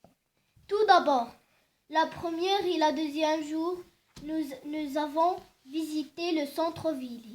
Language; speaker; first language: French; non-native, learner; Arabic